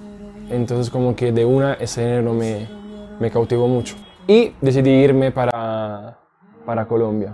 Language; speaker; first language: Spanish; non-native, fluent; Italian